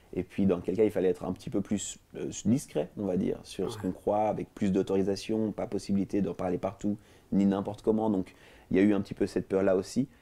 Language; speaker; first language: French; native; French